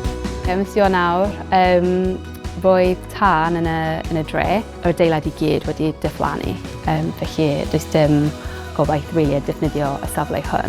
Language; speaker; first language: Welsh; non-native, learner; English